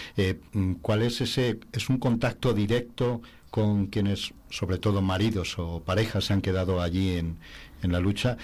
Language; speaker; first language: Spanish; native; Spanish